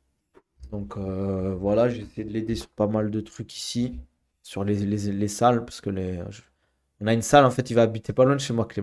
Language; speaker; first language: French; native; French